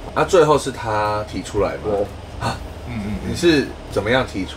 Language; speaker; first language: Chinese; native; Chinese